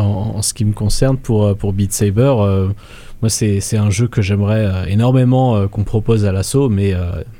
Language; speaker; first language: French; native; French